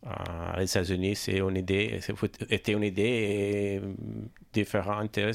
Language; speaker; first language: French; non-native, learner; Italian